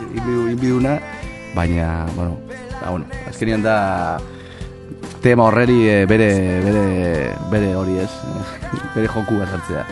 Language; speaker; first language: Basque; native; Basque